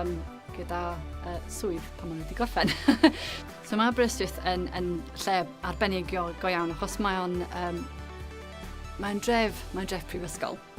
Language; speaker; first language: Welsh; non-native, local second language; English